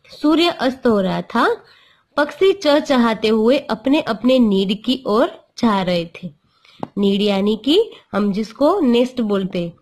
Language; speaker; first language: Hindi; non-native, local second language; Gujarati